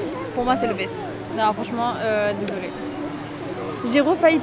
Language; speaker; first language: French; native; French